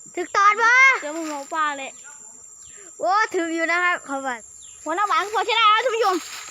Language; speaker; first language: Thai; native; Thai